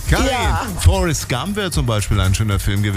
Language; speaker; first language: German; native; German